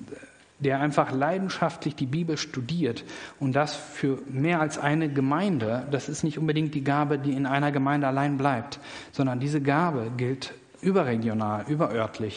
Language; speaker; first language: German; native; German